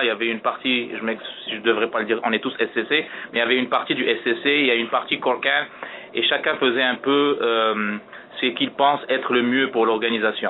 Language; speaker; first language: French; native; French